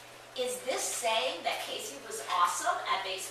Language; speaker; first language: English; native; English